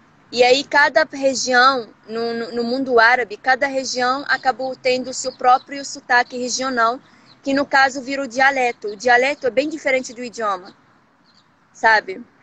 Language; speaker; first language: Portuguese; non-native, fluent; Arabic